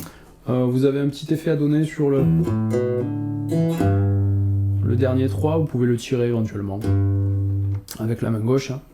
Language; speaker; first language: French; native; French